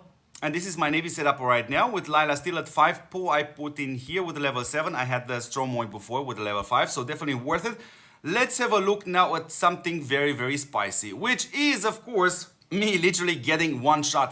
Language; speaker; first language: English; non-native, fluent; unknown